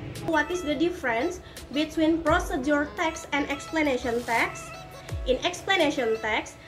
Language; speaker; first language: English; non-native, fluent; Indonesian